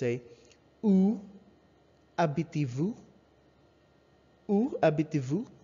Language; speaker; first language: French; non-native, learner; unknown